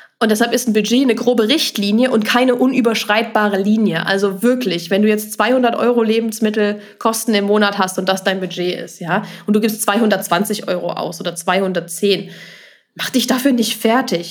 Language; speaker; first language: German; native; German